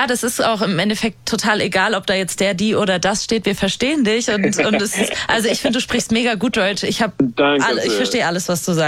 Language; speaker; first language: German; native; German